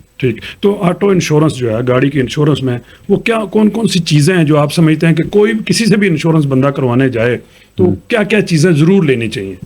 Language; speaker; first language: Urdu; non-native, local second language; Punjabi